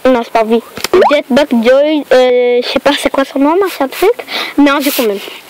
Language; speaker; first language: French; native; French